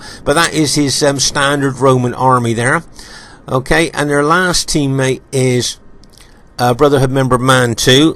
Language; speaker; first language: English; native; English